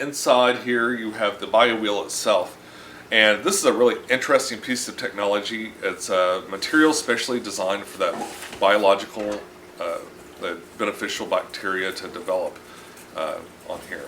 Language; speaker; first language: English; native; English